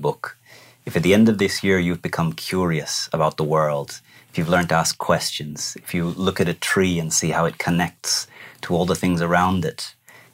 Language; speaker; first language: English; native; English